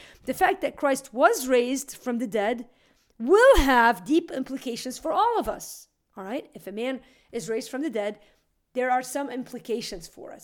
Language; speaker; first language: English; native; English